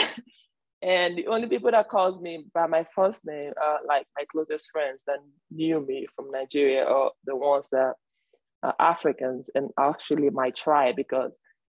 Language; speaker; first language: English; non-native, local second language; Igbo